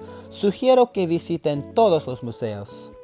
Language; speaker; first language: Spanish; non-native, learner; English